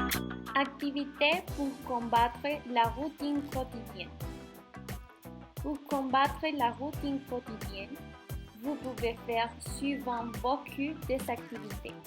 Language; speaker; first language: French; non-native, learner; Spanish